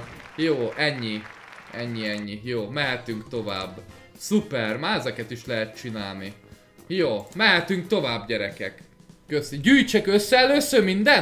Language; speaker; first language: Hungarian; native; Hungarian